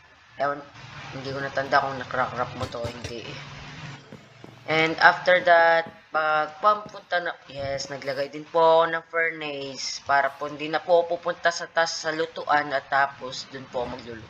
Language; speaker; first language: Filipino; native; Filipino